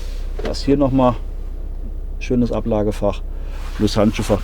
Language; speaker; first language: German; native; German